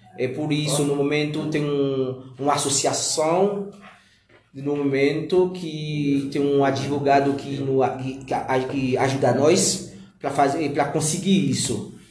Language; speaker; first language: Portuguese; non-native, learner; Haitian Creole